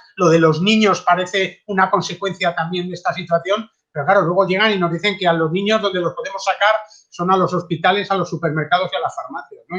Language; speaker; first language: Spanish; native; Spanish